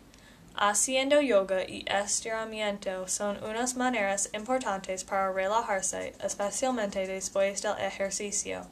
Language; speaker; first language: Spanish; non-native, learner; English